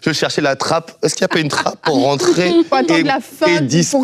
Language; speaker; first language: French; native; French